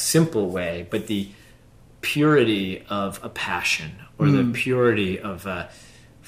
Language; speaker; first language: English; native; English